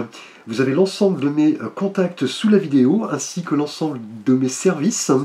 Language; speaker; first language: French; native; French